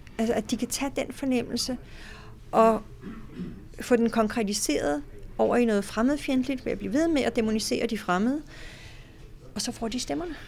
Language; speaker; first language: Danish; native; Danish